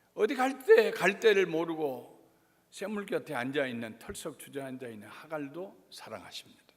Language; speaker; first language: Korean; native; Korean